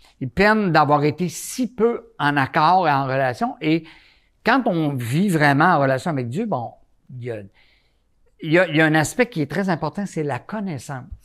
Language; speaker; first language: French; native; French